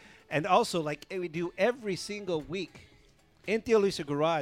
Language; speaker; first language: English; early bilingual, other home language; Spanish